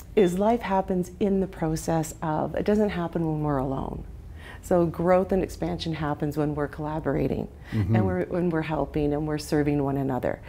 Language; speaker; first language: English; native; English